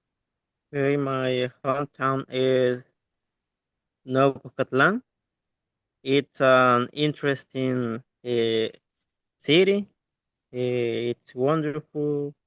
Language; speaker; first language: English; non-native, learner; Spanish